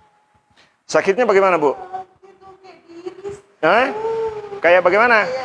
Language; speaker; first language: Indonesian; native; Indonesian